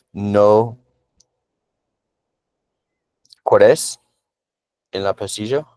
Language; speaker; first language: Spanish; non-native, learner; English